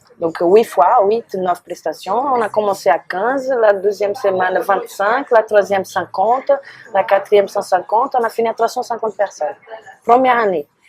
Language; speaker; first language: French; non-native, fluent; Portuguese